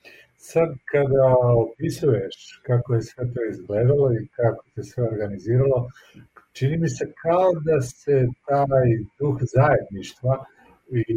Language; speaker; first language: Serbian; native; Serbian